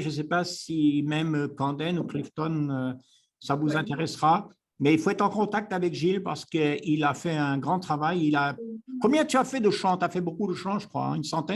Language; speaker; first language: French; native; French